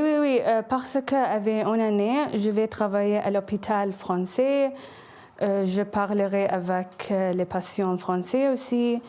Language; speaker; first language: French; non-native, learner; Arabic